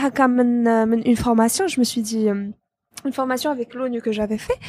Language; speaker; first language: French; non-native, local second language; Arabic